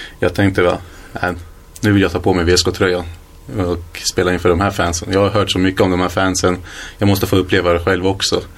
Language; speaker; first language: Swedish; early bilingual, other home language; Kurdish